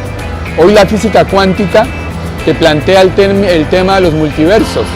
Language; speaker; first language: Spanish; native; Spanish